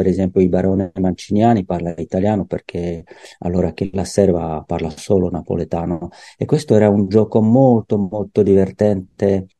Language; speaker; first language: Italian; non-native, learner; Czech